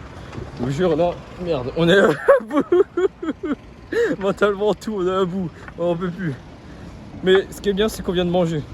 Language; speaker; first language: French; native; French